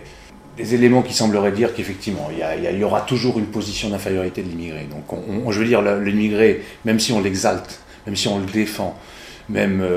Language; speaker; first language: French; native; French